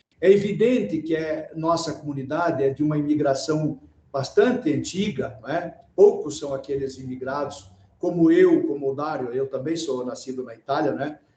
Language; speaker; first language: Portuguese; non-native, fluent; Italian